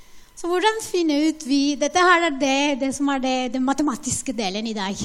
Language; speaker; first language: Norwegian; non-native, fluent; Spanish